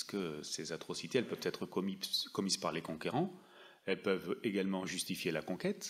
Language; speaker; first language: French; native; French